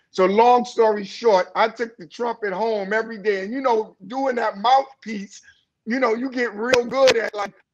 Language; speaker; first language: English; native; English